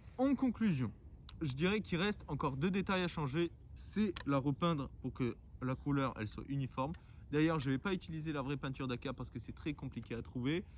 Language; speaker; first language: French; non-native, fluent; Ukrainian